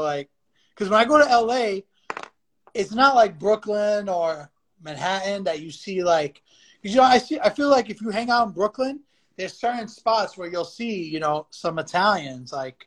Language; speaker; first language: English; early bilingual, other home language; Italian